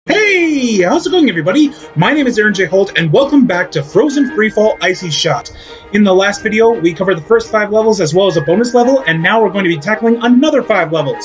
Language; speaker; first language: English; native; English